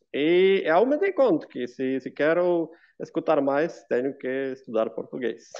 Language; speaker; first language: Portuguese; non-native, fluent; Russian